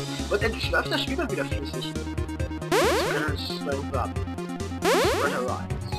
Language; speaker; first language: German; native; German